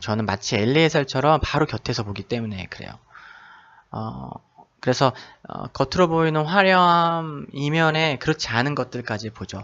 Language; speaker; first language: Korean; native; Korean